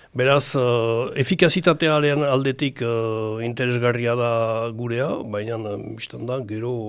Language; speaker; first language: Basque; native; Basque